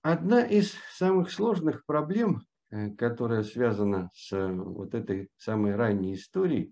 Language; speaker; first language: Russian; native; Russian